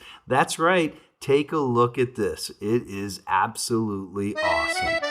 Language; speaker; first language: English; native; English